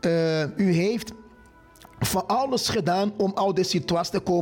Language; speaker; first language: Dutch; non-native, fluent; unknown